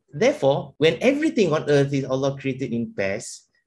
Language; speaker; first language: English; non-native, local second language; Malay